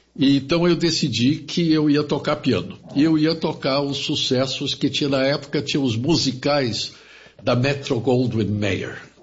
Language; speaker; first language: Portuguese; early bilingual, other home language; German